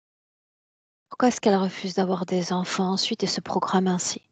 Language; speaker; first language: French; native; French